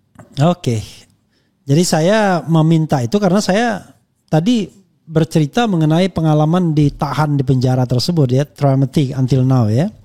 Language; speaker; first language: Indonesian; native; Indonesian